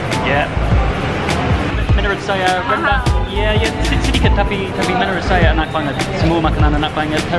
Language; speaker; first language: Indonesian; non-native, learner; English